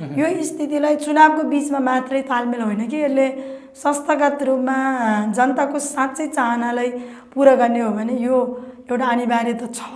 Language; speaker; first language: Nepali; non-native, local second language; Eastern Tamang